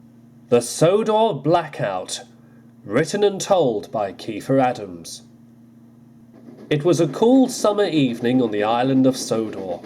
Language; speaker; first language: English; native; English